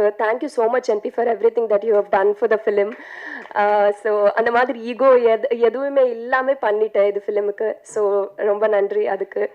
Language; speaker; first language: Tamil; non-native, learner; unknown